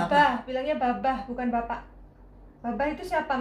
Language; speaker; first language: Indonesian; native; Indonesian